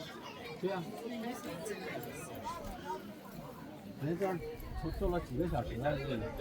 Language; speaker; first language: Chinese; native; Chinese